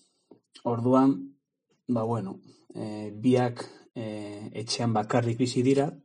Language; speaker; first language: Basque; non-native, learner; Spanish